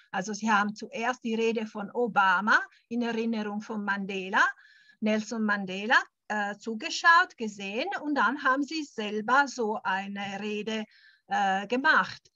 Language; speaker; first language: German; non-native, fluent; Italian